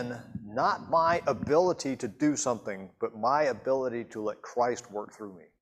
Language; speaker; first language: English; native; English